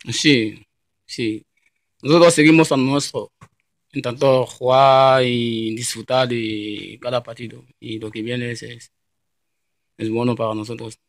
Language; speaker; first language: Spanish; non-native, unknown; French